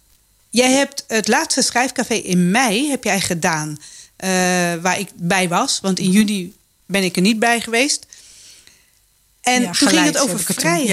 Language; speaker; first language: Dutch; native; Dutch